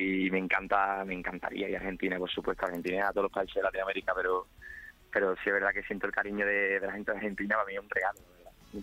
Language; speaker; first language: Spanish; native; Spanish